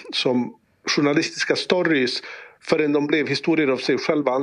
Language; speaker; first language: Swedish; early bilingual, other home language; Bosnian